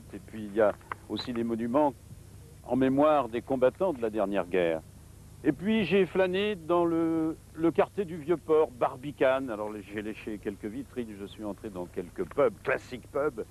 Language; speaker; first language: French; native; French